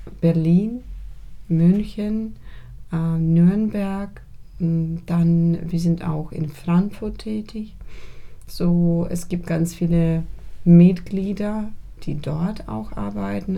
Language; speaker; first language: German; non-native, fluent; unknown